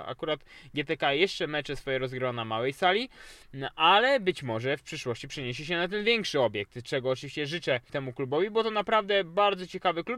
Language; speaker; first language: Polish; native; Polish